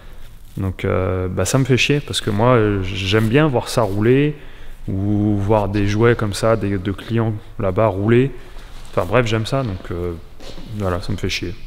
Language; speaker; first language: French; native; French